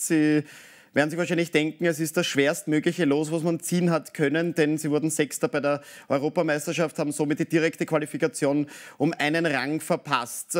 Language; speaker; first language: German; native; German